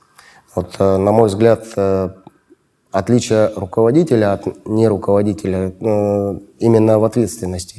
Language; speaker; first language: Russian; native; Russian